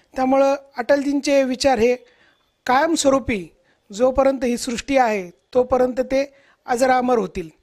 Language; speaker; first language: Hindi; non-native, local second language; Sindhi